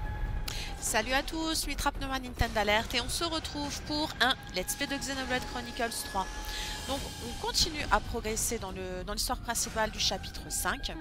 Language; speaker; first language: French; native; French